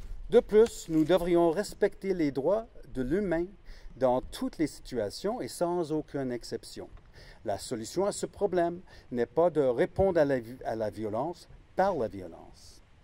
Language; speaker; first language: French; non-native, local second language; English